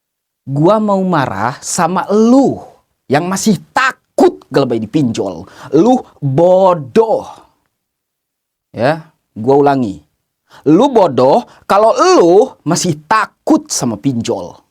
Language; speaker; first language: Indonesian; native; Indonesian